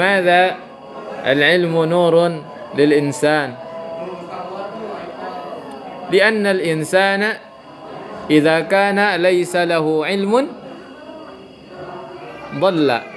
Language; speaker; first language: Arabic; non-native, fluent; Indonesian